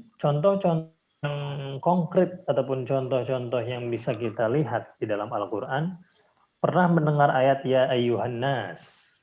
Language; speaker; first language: Indonesian; native; Indonesian